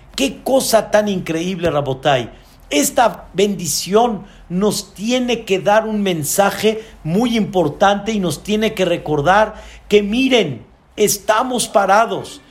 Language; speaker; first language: Spanish; early bilingual, other home language; Arabic